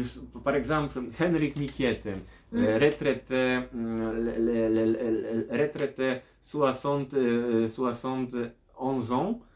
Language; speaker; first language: French; non-native, learner; Polish